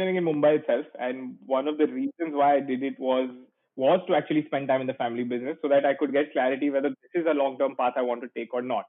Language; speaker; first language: English; non-native, local second language; Gujarati